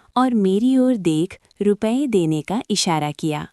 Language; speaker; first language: Hindi; non-native, local second language; Malayalam